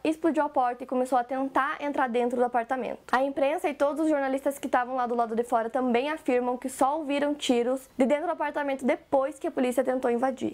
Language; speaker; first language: Portuguese; native; Portuguese